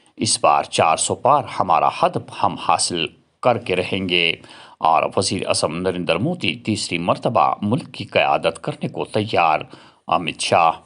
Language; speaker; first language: Urdu; non-native, local second language; Kashmiri